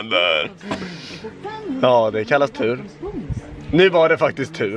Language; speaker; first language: Swedish; native; Swedish